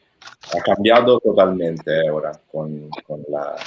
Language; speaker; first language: Spanish; non-native, fluent; Italian